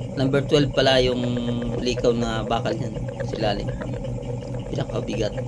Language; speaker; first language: Filipino; non-native, local second language; Cebuano